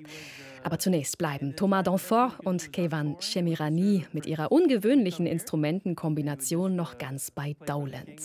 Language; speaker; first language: German; native; German